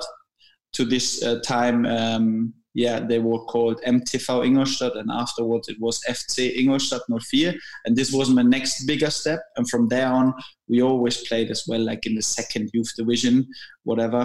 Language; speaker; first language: English; non-native, fluent; German